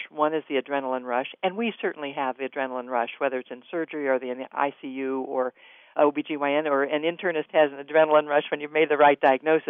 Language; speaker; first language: English; native; English